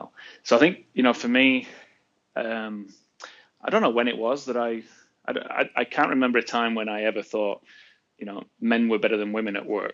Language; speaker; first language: English; native; English